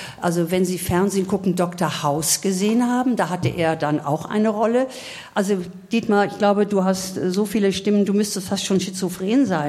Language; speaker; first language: German; native; German